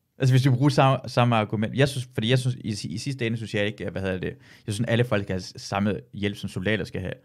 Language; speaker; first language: Danish; early bilingual, other home language; Persian